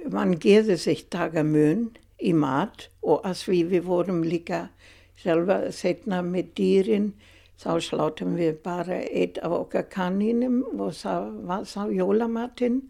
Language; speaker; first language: Icelandic; non-native, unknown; German